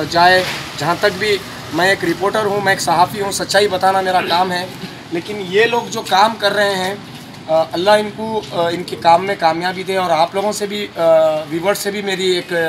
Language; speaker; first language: Hindi; non-native, local second language; Urdu